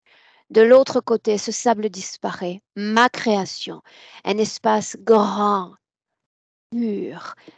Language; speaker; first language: French; native; French